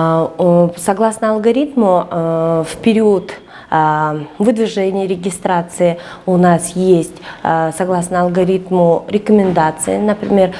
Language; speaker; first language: Russian; non-native, local second language; Kyrgyz